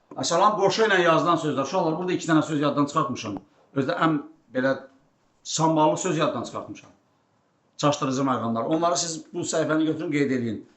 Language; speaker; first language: Azerbaijani; native; Azerbaijani